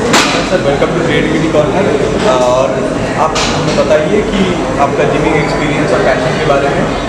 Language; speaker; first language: Hindi; native; Hindi